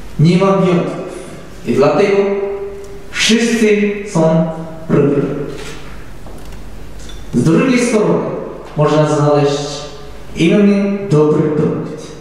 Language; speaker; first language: Polish; non-native, learner; Japanese